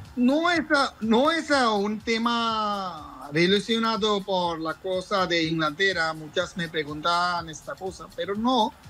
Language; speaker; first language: Spanish; non-native, learner; Bangla